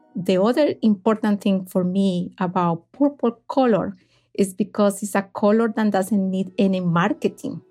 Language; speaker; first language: English; non-native, fluent; Spanish